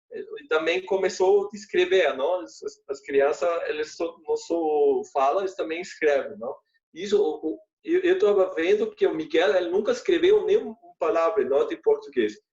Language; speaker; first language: Portuguese; non-native, fluent; German